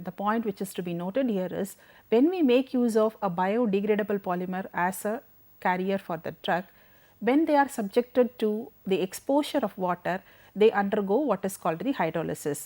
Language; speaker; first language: English; non-native, local second language; Tamil